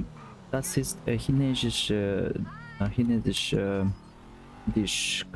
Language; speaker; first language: German; non-native, learner; Russian